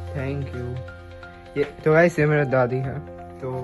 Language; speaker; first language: Hindi; non-native, local second language; Bangla